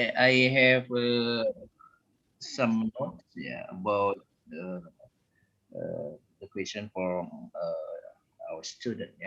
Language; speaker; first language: English; non-native, fluent; Indonesian